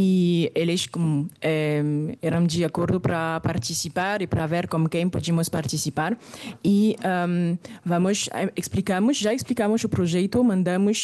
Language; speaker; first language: Portuguese; non-native, fluent; French